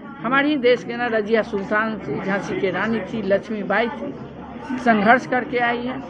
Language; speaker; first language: Hindi; native; Hindi